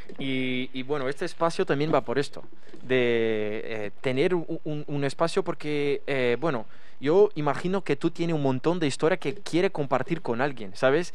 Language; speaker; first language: Spanish; non-native, fluent; Portuguese